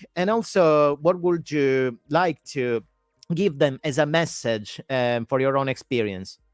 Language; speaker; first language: English; non-native, fluent; Italian